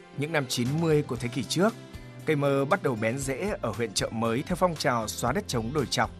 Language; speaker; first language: Vietnamese; native; Vietnamese